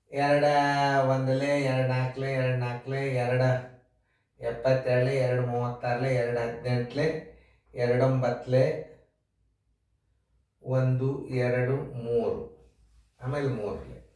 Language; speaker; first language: Kannada; native; Kannada